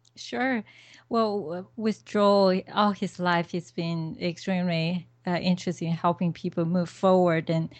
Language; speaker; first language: English; non-native, fluent; Chinese